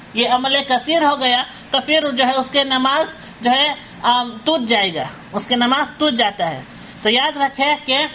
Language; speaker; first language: Urdu; non-native, fluent; Caribbean Hindustani